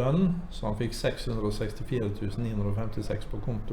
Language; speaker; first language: Norwegian; native; Norwegian